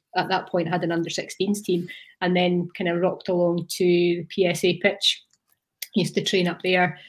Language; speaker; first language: English; native; English